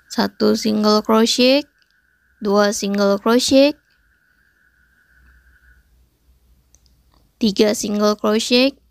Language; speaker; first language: English; non-native, local second language; Indonesian